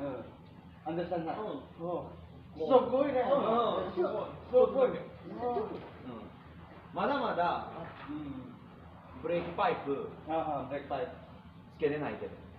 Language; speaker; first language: Japanese; non-native, learner; Filipino